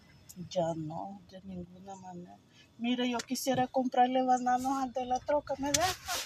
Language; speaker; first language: Spanish; native; Spanish